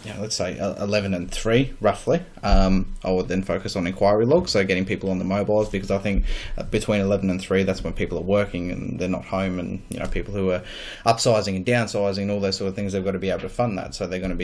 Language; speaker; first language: English; native; English